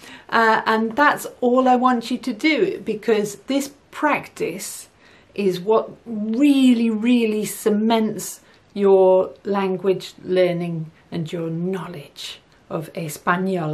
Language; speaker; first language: English; native; English